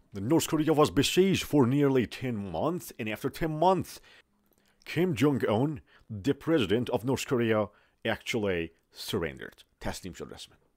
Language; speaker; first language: English; non-native, fluent; Persian